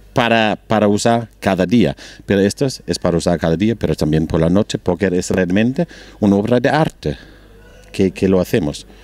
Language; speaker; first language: Spanish; non-native, learner; Danish